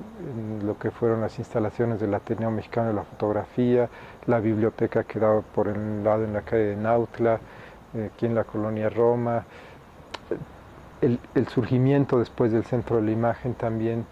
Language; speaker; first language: Spanish; native; Spanish